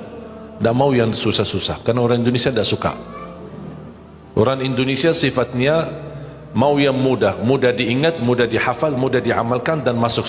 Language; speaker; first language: Indonesian; non-native, fluent; Arabic